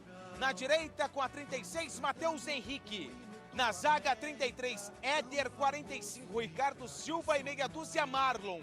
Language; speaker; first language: Portuguese; native; Portuguese